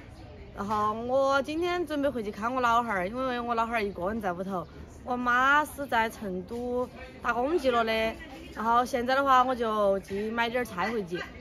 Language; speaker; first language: Chinese; native; Chinese